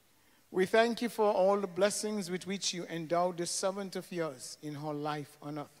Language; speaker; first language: English; native; English